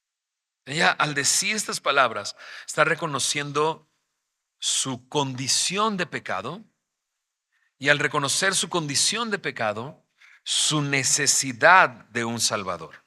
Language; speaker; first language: Spanish; native; Spanish